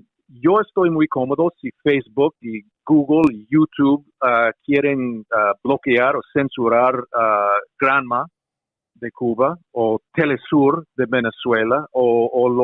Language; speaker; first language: Spanish; non-native, fluent; English